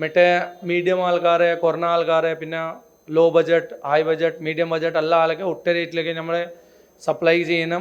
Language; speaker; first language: Malayalam; non-native, local second language; Hindi